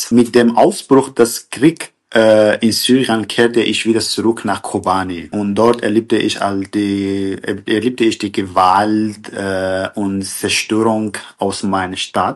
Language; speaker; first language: German; non-native, fluent; Kurdish